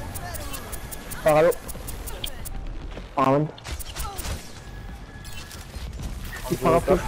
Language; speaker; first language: English; non-native, learner; French